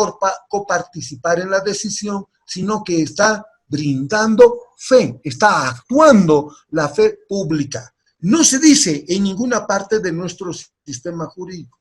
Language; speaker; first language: Spanish; native; Spanish